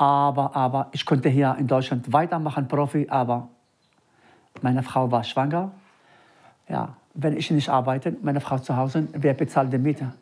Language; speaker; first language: German; non-native, learner; Arabic